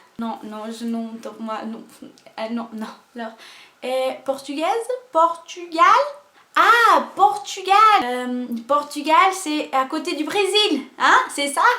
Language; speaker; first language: French; non-native, fluent; Portuguese